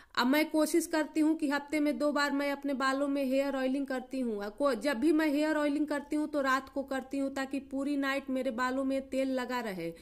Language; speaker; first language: Hindi; native; Hindi